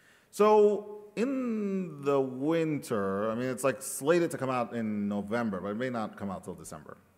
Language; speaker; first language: English; early bilingual, other home language; Spanish